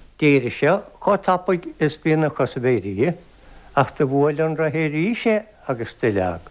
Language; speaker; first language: Irish; native; Irish